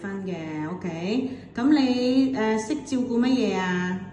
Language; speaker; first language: Cantonese; native; Cantonese